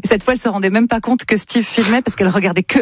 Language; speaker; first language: French; native; French